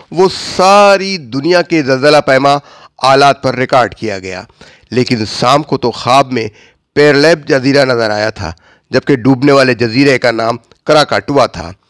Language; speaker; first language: Urdu; native; Urdu